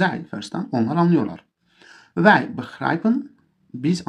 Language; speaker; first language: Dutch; non-native, fluent; Turkish